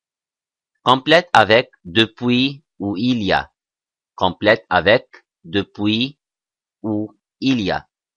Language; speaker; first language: French; non-native, fluent; Arabic